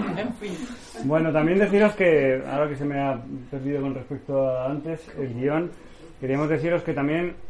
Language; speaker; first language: Spanish; native; Spanish